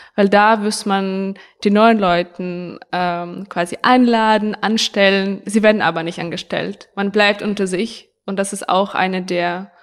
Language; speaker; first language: German; non-native, fluent; Ukrainian